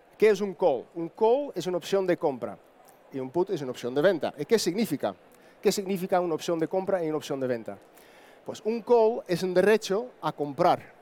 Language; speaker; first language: Spanish; non-native, fluent; Dutch